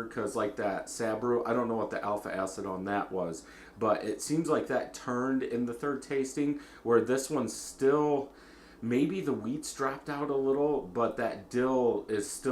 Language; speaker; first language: English; native; English